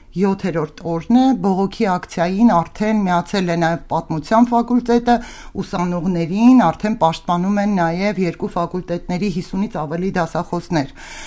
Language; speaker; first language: Armenian; native; Armenian